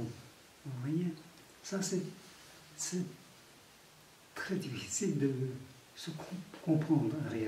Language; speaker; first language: French; non-native, fluent; Tibetan